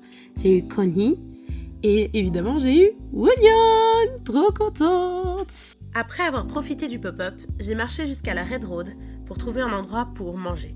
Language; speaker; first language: French; native; French